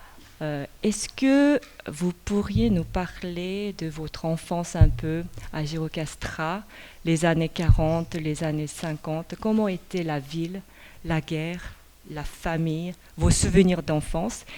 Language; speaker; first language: French; non-native, fluent; Korean